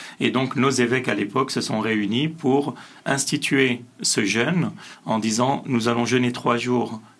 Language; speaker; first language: French; early bilingual, other home language; Assyrian Neo-Aramaic